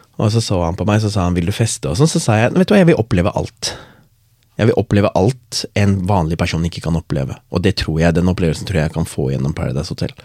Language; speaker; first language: Norwegian; non-native, local second language; Tamil